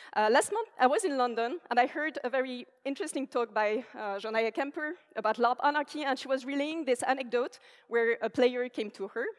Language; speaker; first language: English; non-native, fluent; French